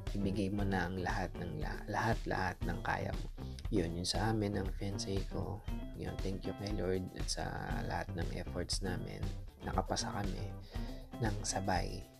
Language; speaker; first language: Filipino; native; Filipino